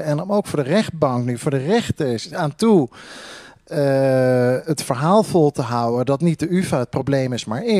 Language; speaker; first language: Dutch; native; Dutch